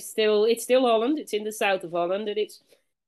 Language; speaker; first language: English; native; English